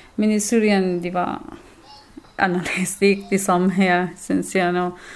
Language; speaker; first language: Danish; non-native, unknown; Kurdish